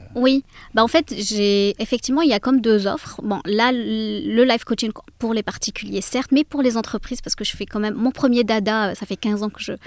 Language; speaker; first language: French; native; French